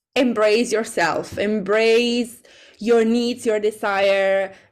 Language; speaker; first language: English; non-native, fluent; Italian